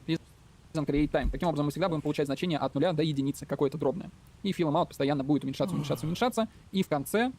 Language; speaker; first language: Russian; native; Russian